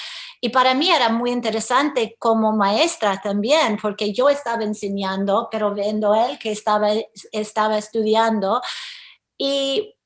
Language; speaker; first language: Spanish; early bilingual, heritage; English